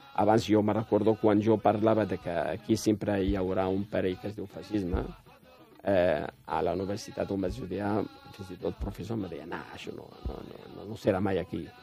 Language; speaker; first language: Catalan; non-native, fluent; Riffian